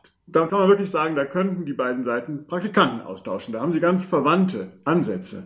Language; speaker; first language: German; native; German